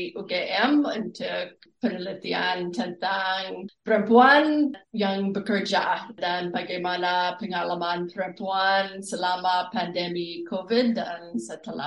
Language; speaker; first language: Indonesian; non-native, fluent; English